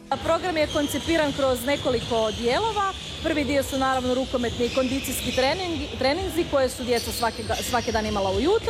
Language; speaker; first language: Serbian; native; Serbian